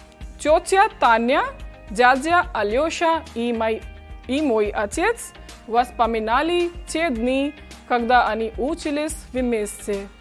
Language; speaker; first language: Russian; non-native, fluent; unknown